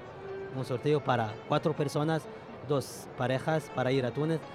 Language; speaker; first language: Spanish; non-native, fluent; Arabic